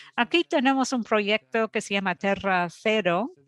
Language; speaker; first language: Spanish; non-native, fluent; Dutch